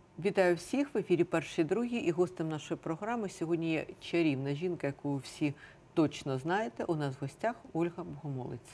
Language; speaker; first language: Ukrainian; native; Ukrainian